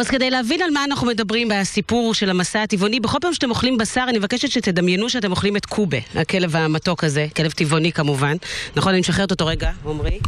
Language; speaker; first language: Hebrew; native; Hebrew